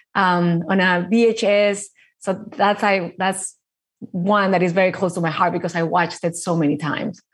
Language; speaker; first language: English; non-native, fluent; Spanish